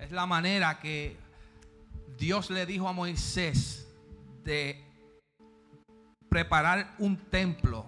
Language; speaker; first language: Spanish; early bilingual, heritage; Spanish